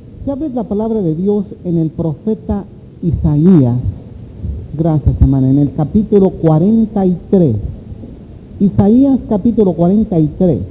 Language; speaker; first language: Spanish; native; Spanish